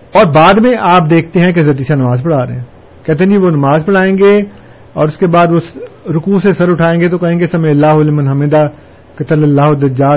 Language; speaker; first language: Urdu; non-native, local second language; Punjabi